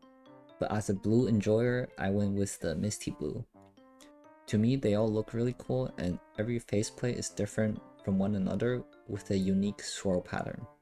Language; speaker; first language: English; non-native, fluent; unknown